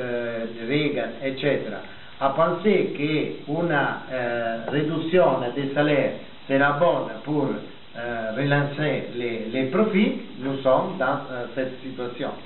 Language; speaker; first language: French; non-native, fluent; Italian